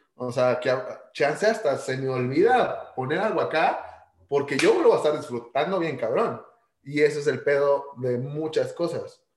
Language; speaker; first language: Spanish; native; Spanish